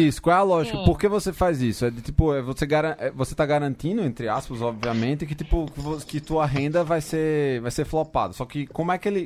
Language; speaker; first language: Portuguese; native; Portuguese